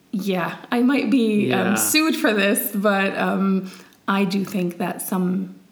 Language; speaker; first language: English; early bilingual, heritage; Arabic